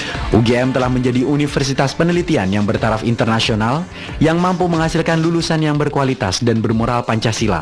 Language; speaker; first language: Indonesian; native; Indonesian